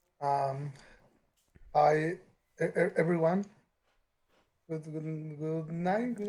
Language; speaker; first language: English; non-native, learner; Spanish